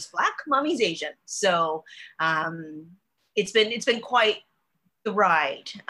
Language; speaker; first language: English; early bilingual, other home language; Chinese